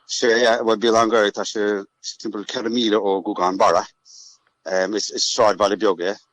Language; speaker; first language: Irish; native; Irish